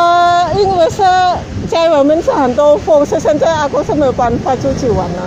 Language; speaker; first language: Chinese; non-native, learner; Indonesian